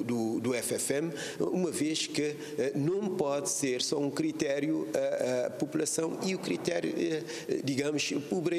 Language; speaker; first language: Portuguese; non-native, local second language; Kabuverdianu